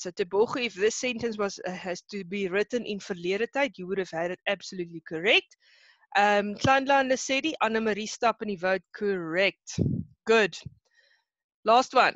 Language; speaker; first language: English; non-native, local second language; Afrikaans